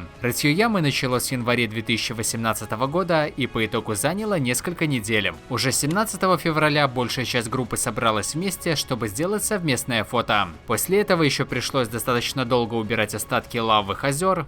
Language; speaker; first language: Russian; native; Russian